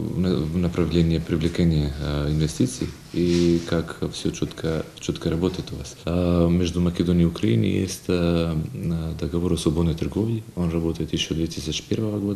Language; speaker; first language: Russian; non-native, fluent; Macedonian